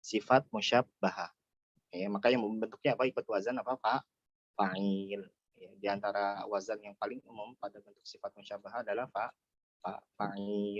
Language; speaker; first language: Indonesian; native; Indonesian